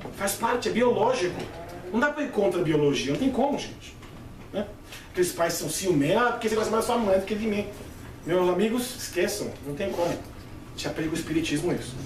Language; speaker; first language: Portuguese; native; Portuguese